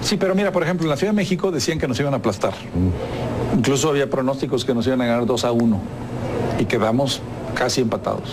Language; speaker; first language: Spanish; native; Spanish